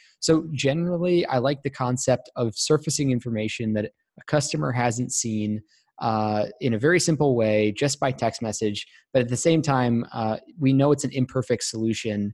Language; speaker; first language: English; native; English